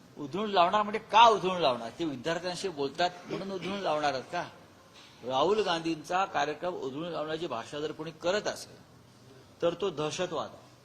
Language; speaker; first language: Marathi; native; Marathi